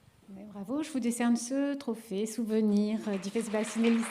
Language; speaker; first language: French; native; French